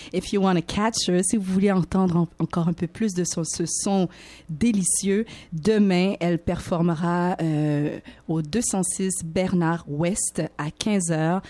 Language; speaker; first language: French; native; French